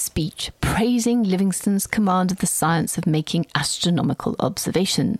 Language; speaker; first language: English; native; English